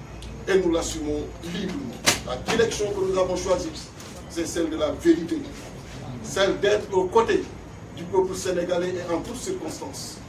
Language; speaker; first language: French; non-native, local second language; Wolof